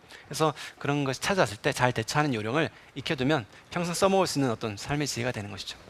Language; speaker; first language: Korean; native; Korean